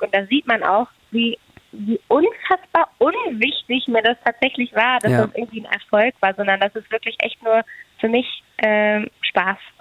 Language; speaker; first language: German; native; German